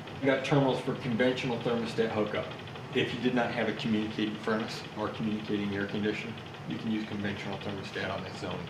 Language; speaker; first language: English; native; English